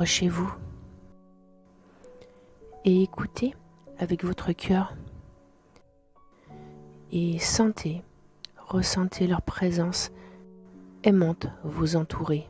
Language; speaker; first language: French; native; French